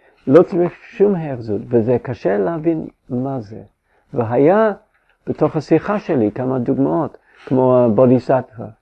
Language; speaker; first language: Hebrew; non-native, fluent; English